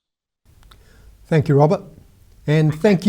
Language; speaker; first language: English; native; English